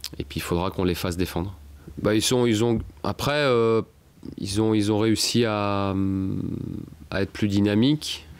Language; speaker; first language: French; native; French